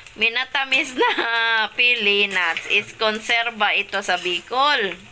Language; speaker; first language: Filipino; non-native, local second language; Cebuano